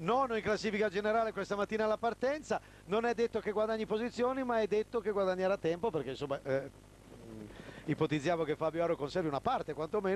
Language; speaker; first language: Italian; native; Italian